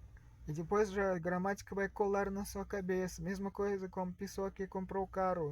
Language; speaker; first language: Portuguese; non-native, learner; Russian